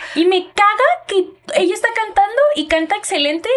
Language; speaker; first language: Spanish; native; Spanish